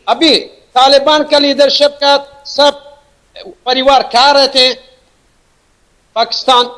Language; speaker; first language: Hindi; non-native, fluent; Persian